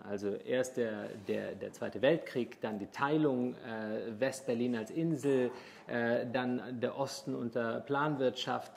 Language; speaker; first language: German; native; German